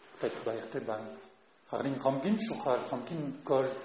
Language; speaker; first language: Mongolian; non-native, fluent; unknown